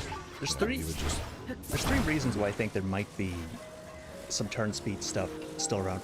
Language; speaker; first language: English; native; English